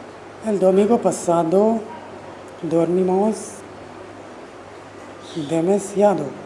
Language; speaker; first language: Spanish; non-native, learner; Urdu